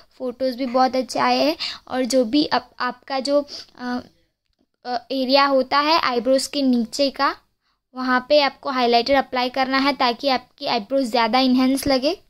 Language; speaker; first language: Hindi; non-native, local second language; Gujarati